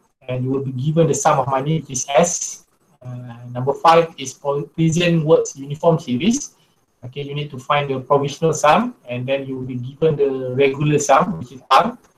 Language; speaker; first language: English; non-native, local second language; Malay